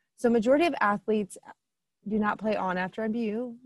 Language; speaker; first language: English; native; English